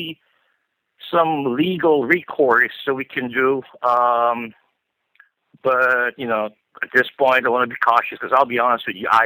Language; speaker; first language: English; non-native, local second language; Filipino